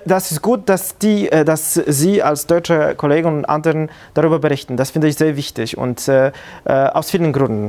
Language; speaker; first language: German; non-native, fluent; Polish